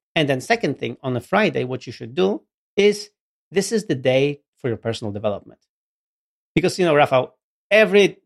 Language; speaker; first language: English; non-native, fluent; Polish